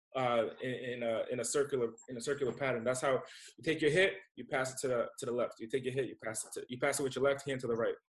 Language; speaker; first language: English; native; English